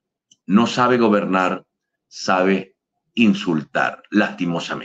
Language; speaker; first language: Spanish; native; Spanish